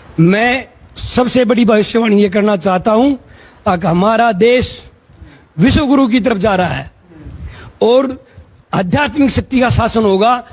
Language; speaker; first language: Hindi; native; Hindi